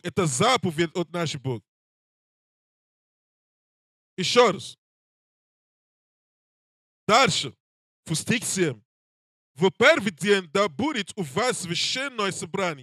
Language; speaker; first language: Russian; non-native, learner; English